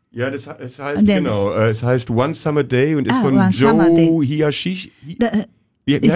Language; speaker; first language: German; native; German